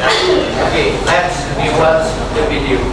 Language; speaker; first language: English; non-native, learner; Indonesian